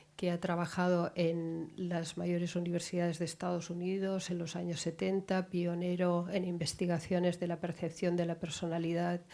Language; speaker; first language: Spanish; non-native, local second language; Catalan